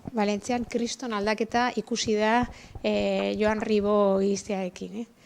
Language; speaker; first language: Basque; non-native, local second language; Spanish